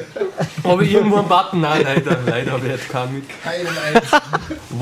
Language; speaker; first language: German; native; German